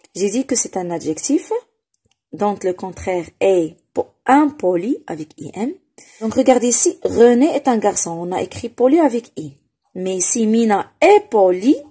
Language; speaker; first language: French; non-native, local second language; Arabic